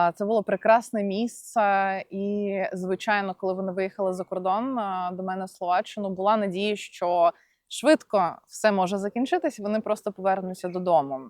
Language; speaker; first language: Ukrainian; non-native, local second language; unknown